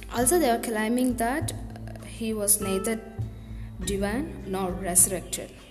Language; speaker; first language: English; non-native, local second language; Tamil